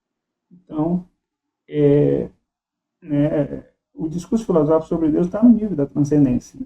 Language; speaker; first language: Portuguese; native; Portuguese